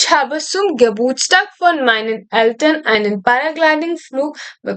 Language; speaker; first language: German; non-native, fluent; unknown